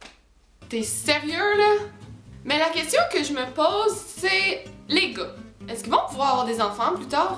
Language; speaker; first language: French; native; French